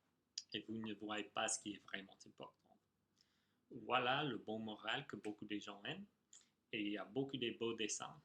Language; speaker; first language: French; non-native, fluent; English